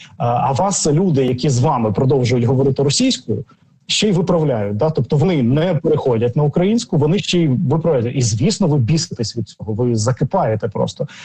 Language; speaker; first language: Ukrainian; non-native, local second language; Russian